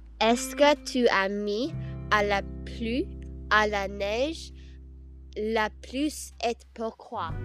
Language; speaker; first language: French; non-native, learner; English